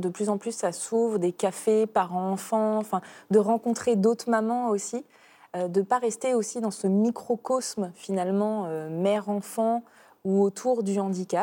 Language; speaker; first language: French; native; French